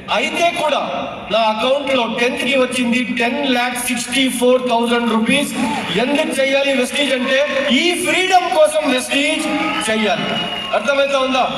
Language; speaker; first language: Telugu; non-native, local second language; Urdu